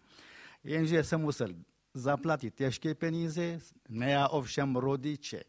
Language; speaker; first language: Czech; non-native, fluent; Kurdish